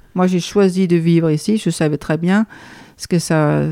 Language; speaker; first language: French; non-native, fluent; Danish